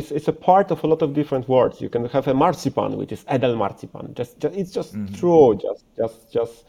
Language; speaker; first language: English; non-native, fluent; Polish